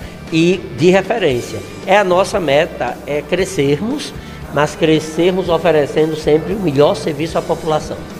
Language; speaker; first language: Portuguese; native; Portuguese